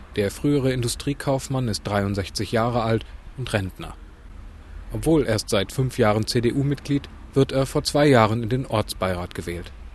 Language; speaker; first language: German; native; German